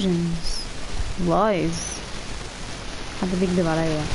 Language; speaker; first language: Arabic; native; Arabic